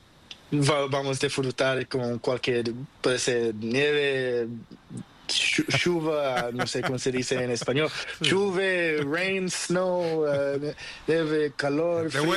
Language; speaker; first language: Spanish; non-native, learner; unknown